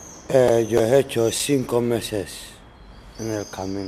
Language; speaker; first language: Spanish; non-native, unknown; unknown